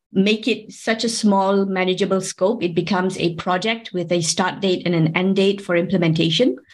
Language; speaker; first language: English; non-native, local second language; Tamil